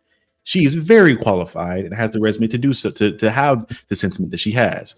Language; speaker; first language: English; native; English